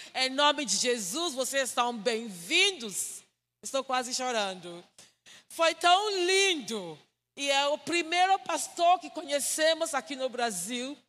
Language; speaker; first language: Portuguese; non-native, fluent; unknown